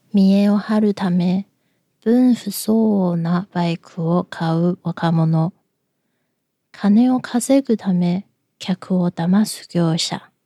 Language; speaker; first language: Japanese; non-native, fluent; Chinese